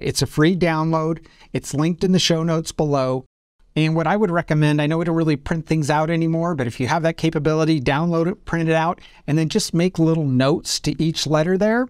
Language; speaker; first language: English; native; English